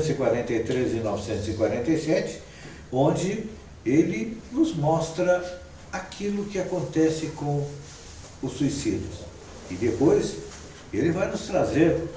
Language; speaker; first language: Portuguese; native; Portuguese